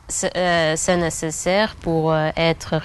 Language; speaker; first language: French; non-native, local second language; Dutch